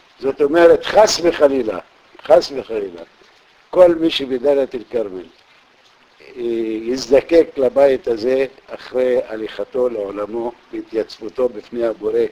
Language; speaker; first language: Hebrew; non-native, local second language; Arabic